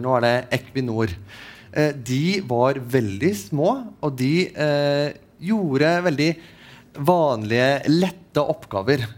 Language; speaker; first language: Norwegian; non-native, fluent; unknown